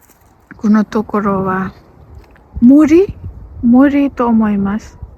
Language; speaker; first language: Japanese; non-native, learner; Nepali